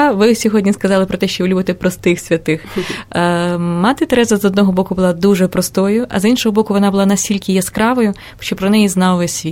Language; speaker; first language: Ukrainian; native; Ukrainian